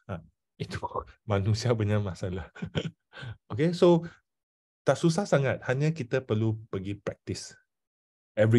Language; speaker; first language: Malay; non-native, local second language; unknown